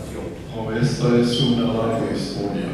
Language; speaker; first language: Spanish; non-native, fluent; Croatian